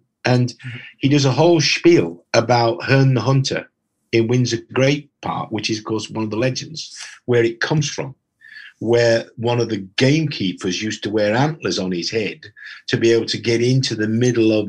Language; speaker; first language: English; native; English